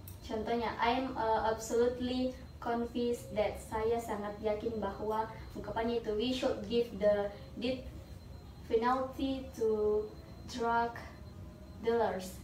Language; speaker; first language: English; non-native, learner; Indonesian